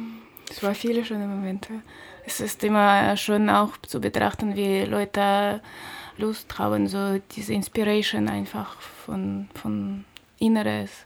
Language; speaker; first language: German; non-native, learner; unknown